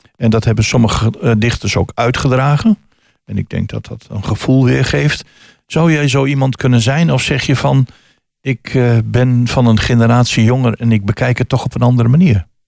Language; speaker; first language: Dutch; native; Dutch